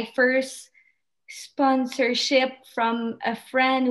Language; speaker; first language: English; non-native, fluent; French